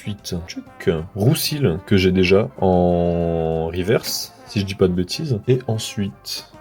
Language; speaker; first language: French; native; French